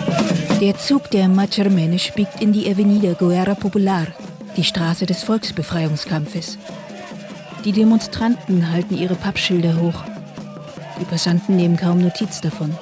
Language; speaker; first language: German; native; German